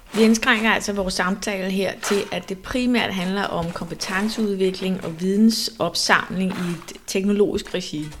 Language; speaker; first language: Danish; native; Danish